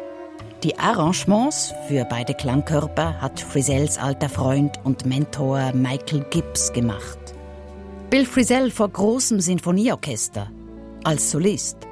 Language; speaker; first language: German; native; German